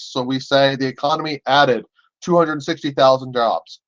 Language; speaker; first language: English; native; English